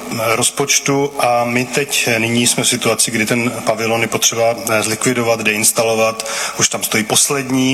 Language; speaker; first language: Czech; native; Czech